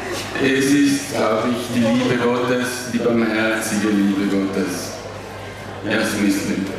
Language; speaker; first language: German; non-native, fluent; Italian